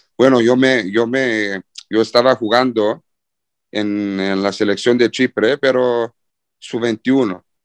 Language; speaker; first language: Spanish; early bilingual, heritage; Spanish